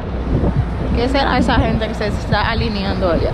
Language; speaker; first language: Spanish; native; Spanish